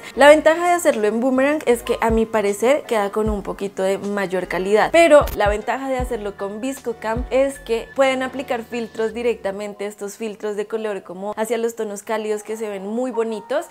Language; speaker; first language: Spanish; native; Spanish